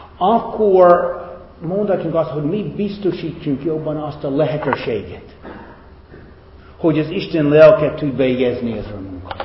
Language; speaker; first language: Hungarian; non-native, fluent; English